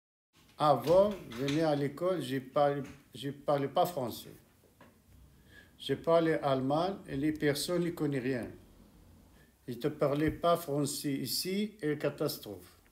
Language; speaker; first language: French; non-native, learner; German